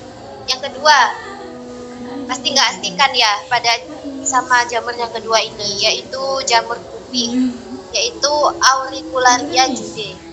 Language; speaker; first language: Indonesian; native; Indonesian